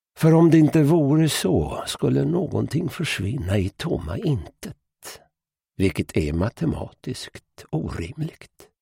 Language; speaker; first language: Swedish; native; Swedish